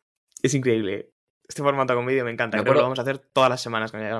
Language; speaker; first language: Spanish; native; Spanish